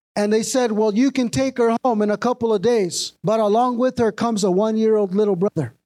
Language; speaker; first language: English; native; English